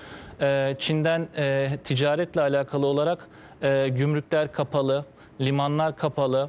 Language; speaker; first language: Turkish; native; Turkish